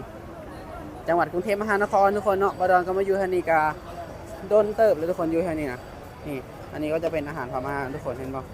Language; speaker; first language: Thai; non-native, local second language; Northeastern Thai